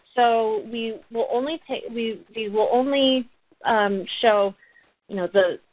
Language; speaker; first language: English; native; English